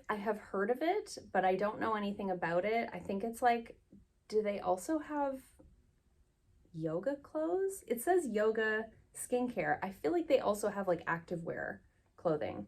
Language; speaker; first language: English; native; English